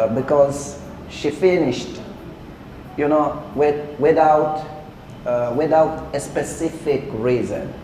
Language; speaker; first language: English; non-native, fluent; Portuguese